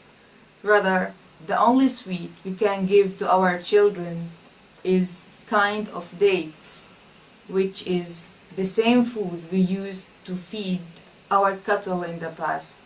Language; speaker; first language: English; non-native, fluent; Arabic